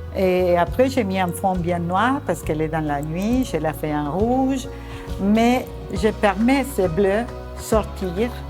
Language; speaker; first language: French; non-native, fluent; Spanish